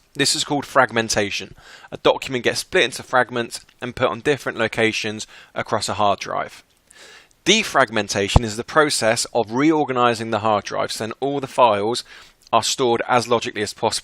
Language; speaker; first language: English; native; English